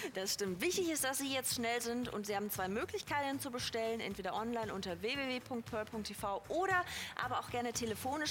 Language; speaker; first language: German; native; German